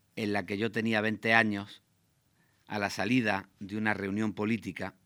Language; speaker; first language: Spanish; native; Spanish